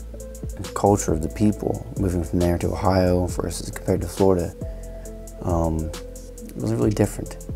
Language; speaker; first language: English; native; English